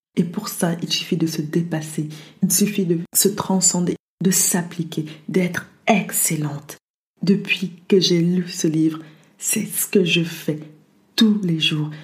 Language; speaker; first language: French; early bilingual, other home language; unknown